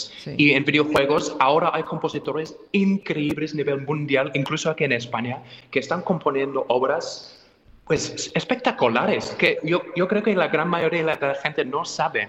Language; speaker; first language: Spanish; non-native, fluent; English